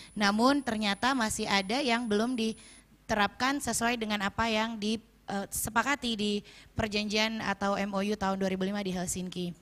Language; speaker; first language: Indonesian; native; Indonesian